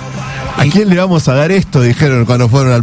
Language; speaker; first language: Spanish; native; Spanish